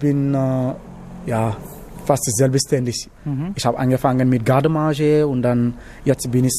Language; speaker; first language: German; non-native, learner; Wolof